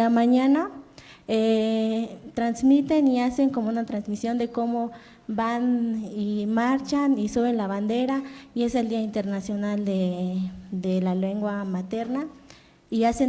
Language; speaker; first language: Spanish; non-native, local second language; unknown